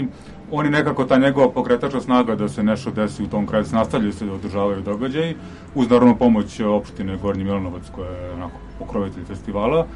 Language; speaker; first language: Serbian; native; Serbian